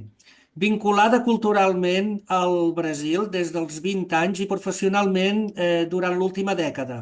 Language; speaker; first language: Catalan; native; Catalan